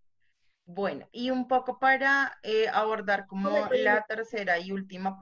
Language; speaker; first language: Spanish; native; Spanish